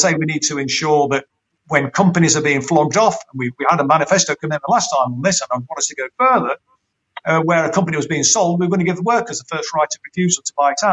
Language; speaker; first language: English; native; English